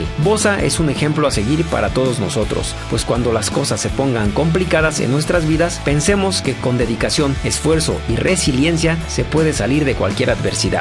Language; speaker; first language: Spanish; native; Spanish